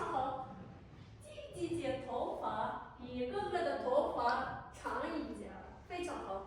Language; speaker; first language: Chinese; non-native, fluent; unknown